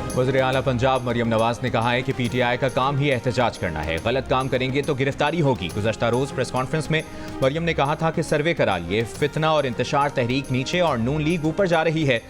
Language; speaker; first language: Urdu; native; Urdu